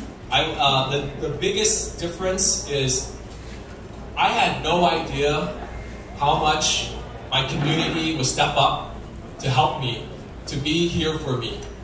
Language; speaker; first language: English; early bilingual, other home language; Vietnamese